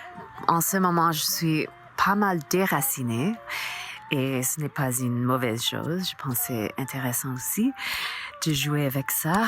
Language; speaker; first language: French; non-native, fluent; English